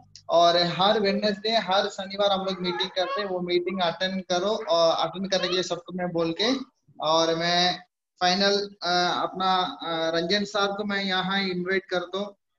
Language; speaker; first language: Hindi; non-native, fluent; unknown